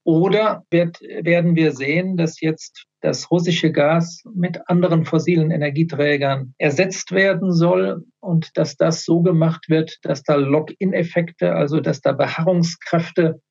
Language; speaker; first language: German; native; German